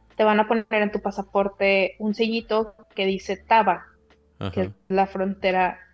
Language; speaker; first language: Spanish; native; Spanish